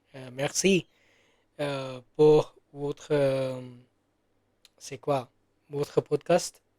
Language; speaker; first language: French; non-native, learner; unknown